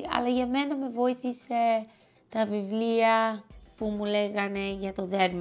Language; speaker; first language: Greek; early bilingual, heritage; English